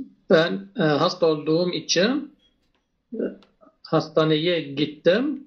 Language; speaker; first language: Turkish; non-native, learner; Arabic